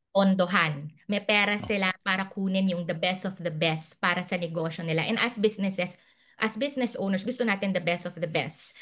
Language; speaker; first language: Filipino; native; Filipino